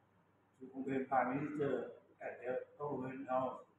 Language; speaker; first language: English; non-native, learner; Thai